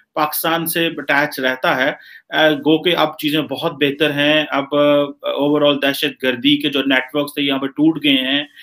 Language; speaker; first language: Hindi; native; Hindi